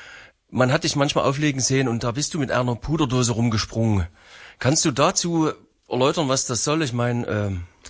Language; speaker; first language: German; native; German